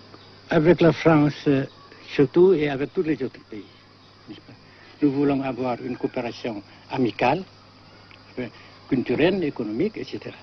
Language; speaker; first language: French; non-native, fluent; Vietnamese